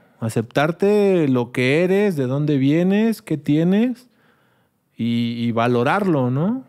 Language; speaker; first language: Spanish; native; Spanish